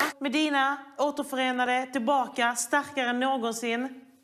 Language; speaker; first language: Swedish; native; Swedish